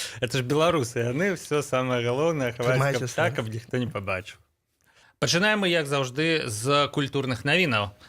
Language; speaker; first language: Belarusian; non-native, local second language; Russian